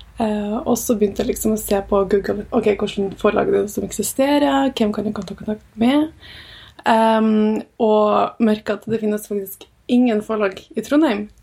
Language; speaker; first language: Norwegian; early bilingual, other home language; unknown